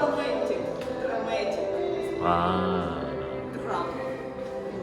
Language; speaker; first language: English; non-native, learner; Russian